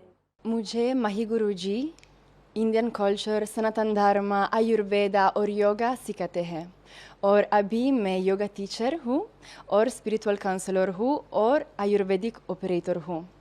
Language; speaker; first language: Hindi; non-native, learner; Italian